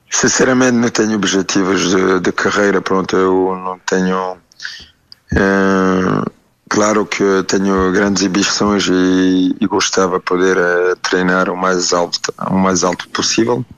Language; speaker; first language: Portuguese; early bilingual, heritage; French